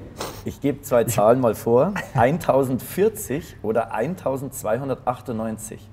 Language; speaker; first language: German; native; German